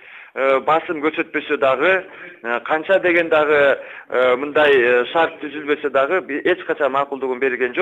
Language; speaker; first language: Kyrgyz; native; Kyrgyz